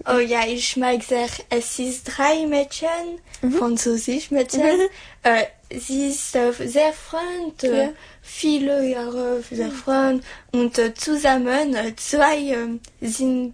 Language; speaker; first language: German; non-native, learner; French